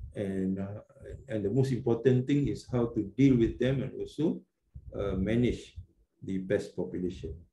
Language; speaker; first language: English; non-native, local second language; Malay